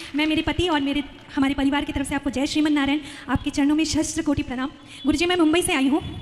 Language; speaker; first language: Hindi; non-native, local second language; Bangla